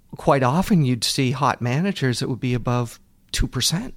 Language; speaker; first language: English; native; English